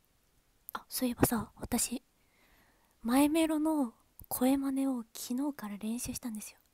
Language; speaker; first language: Japanese; native; Japanese